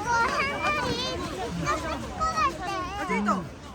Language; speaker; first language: Korean; early bilingual, other home language; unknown